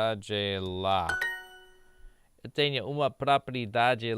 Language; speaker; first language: Portuguese; non-native, learner; English